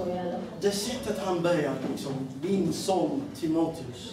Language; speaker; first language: Swedish; non-native, fluent; Amharic